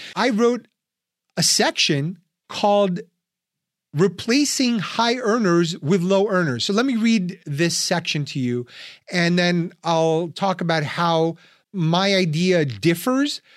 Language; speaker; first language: English; early bilingual, other home language; Russian